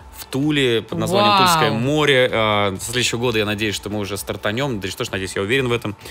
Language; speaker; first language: Russian; native; Russian